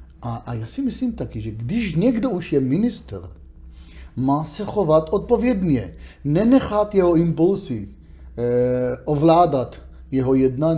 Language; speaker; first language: Czech; non-native, learner; Hebrew